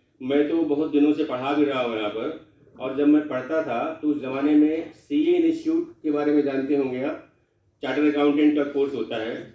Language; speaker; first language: Hindi; non-native, local second language; Bhojpuri